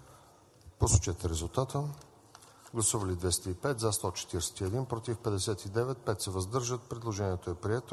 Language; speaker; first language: Bulgarian; native; Bulgarian